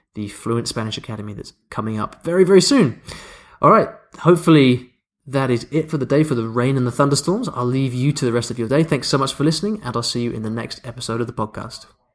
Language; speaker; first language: English; native; English